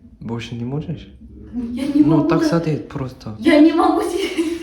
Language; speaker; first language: Russian; non-native, learner; Korean